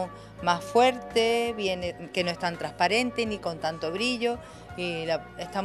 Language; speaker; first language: Spanish; native; Spanish